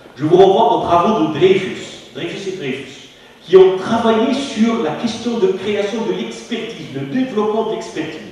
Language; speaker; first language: French; non-native, local second language; Arabic